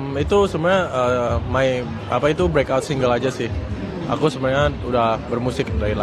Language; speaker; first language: Indonesian; native; Indonesian